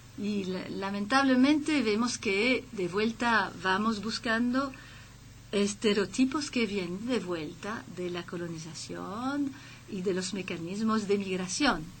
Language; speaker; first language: Spanish; non-native, fluent; French